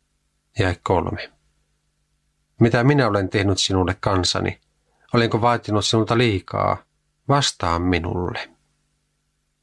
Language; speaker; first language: Finnish; native; Finnish